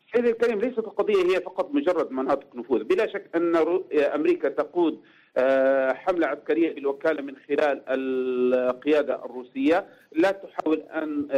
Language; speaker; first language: Arabic; native; Arabic